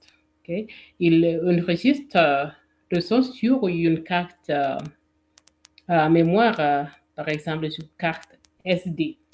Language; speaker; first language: French; non-native, fluent; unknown